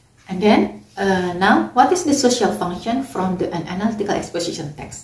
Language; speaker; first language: English; non-native, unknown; Indonesian